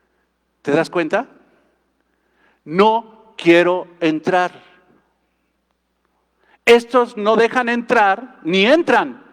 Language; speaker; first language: Spanish; native; Spanish